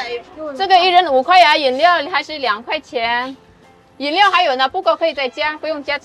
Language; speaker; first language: Chinese; non-native, fluent; Indonesian